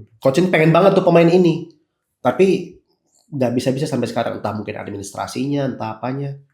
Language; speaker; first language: Indonesian; native; Indonesian